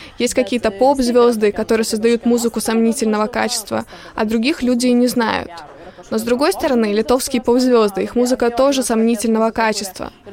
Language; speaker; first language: Russian; non-native, local second language; Lithuanian